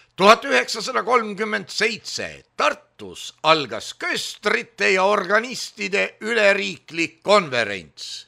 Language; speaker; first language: Estonian; native; Estonian